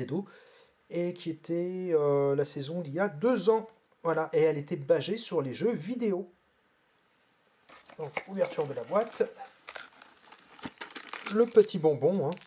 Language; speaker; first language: French; native; French